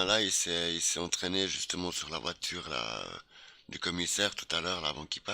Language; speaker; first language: French; native; French